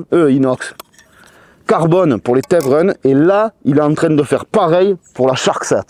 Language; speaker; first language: French; native; French